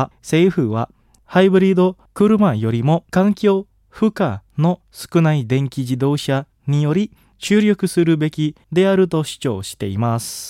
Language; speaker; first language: Japanese; non-native, fluent; Indonesian